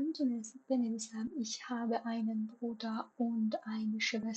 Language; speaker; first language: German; non-native, fluent; Persian